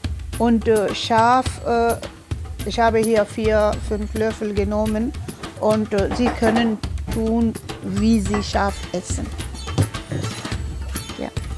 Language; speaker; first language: German; non-native, learner; Tulu